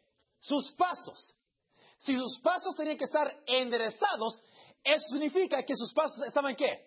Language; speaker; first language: Spanish; early bilingual, heritage; Spanish